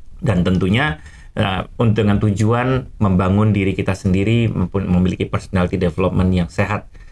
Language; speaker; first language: Indonesian; native; Indonesian